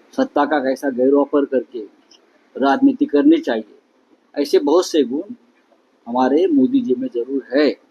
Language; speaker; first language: Hindi; non-native, local second language; Marathi